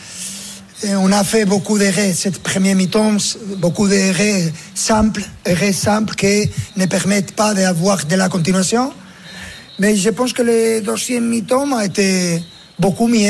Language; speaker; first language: French; non-native, learner; Spanish